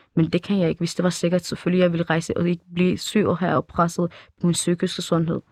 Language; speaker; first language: Danish; early bilingual, other home language; Kurdish